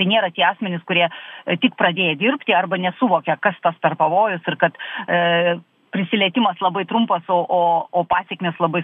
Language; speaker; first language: Lithuanian; native; Lithuanian